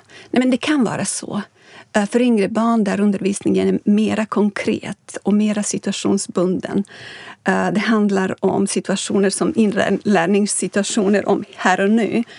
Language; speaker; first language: Swedish; non-native, fluent; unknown